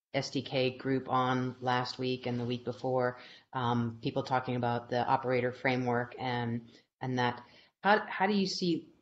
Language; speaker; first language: English; native; English